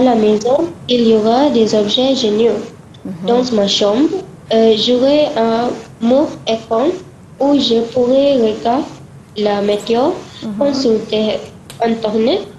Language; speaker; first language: French; non-native, learner; Malay